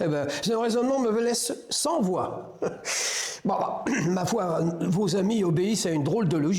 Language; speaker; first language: French; native; French